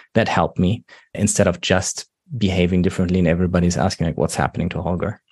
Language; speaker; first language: English; non-native, fluent; German